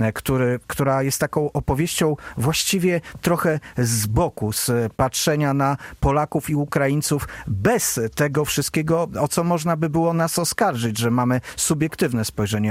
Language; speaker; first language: Polish; native; Polish